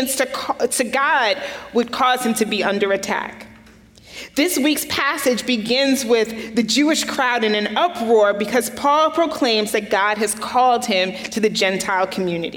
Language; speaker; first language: English; native; English